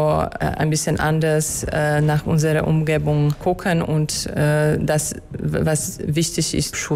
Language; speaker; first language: German; non-native, fluent; Polish